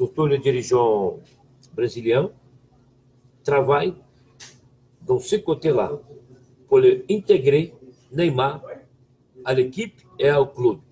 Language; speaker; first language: French; non-native, fluent; Portuguese